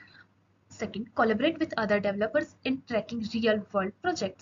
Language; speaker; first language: English; non-native, local second language; Hindi